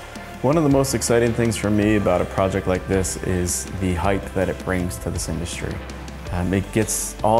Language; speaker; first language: English; native; English